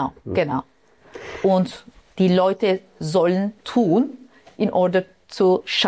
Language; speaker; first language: German; non-native, fluent; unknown